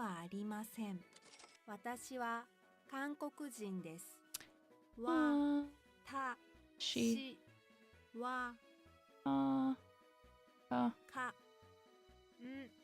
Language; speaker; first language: Japanese; non-native, learner; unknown